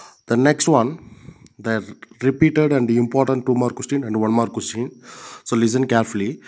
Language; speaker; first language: English; non-native, local second language; Tamil